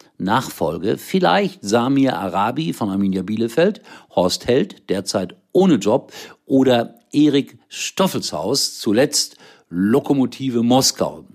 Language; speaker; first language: German; native; German